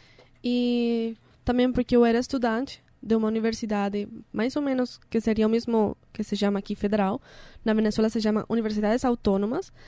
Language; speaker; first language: Portuguese; non-native, learner; Spanish